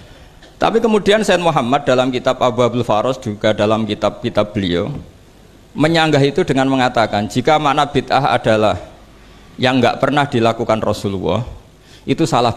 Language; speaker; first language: Indonesian; native; Indonesian